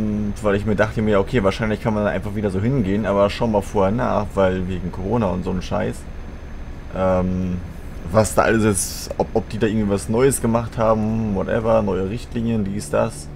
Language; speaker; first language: German; native; German